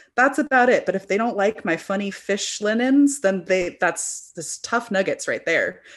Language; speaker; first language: English; native; English